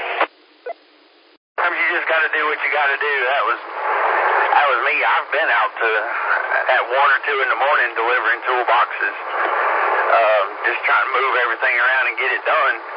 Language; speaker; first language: English; native; English